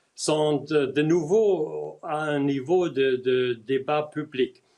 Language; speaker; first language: French; non-native, fluent; German